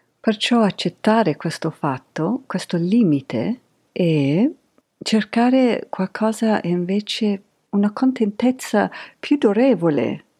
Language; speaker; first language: Italian; non-native, fluent; English